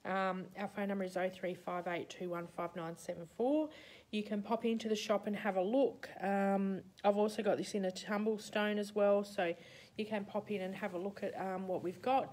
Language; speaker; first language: English; native; English